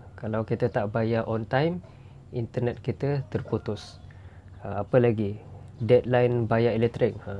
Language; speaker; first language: Malay; non-native, fluent; Western Cham